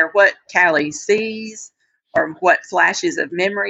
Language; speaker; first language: English; native; English